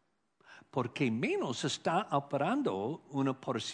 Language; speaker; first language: Spanish; non-native, learner; English